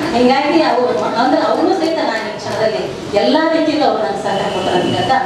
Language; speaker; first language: Kannada; native; Kannada